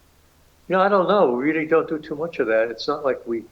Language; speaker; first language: English; native; English